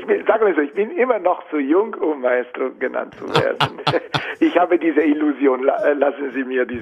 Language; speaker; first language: German; non-native, fluent; Italian